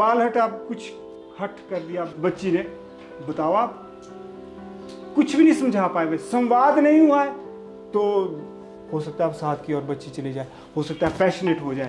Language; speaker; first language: Hindi; native; Hindi